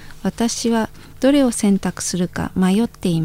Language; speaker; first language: Japanese; non-native, learner; Indonesian